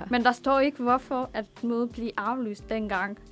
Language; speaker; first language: Danish; non-native, fluent; Arabic